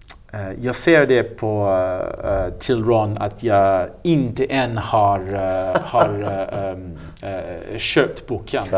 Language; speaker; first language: Swedish; non-native, learner; English